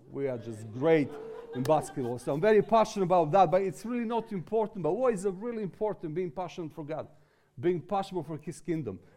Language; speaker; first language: English; non-native, fluent; Serbian